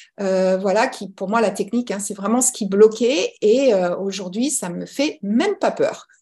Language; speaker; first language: French; early bilingual, other home language; English